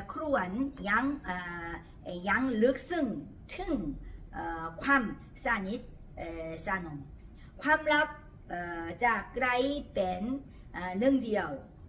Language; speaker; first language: Thai; non-native, fluent; Korean